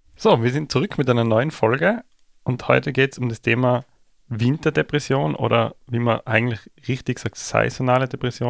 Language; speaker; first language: German; native; German